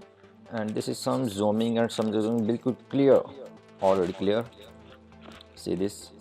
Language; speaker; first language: English; non-native, learner; Urdu